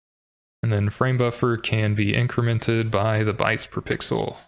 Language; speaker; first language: English; native; English